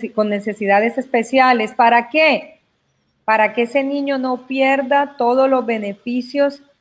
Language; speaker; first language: Spanish; native; Spanish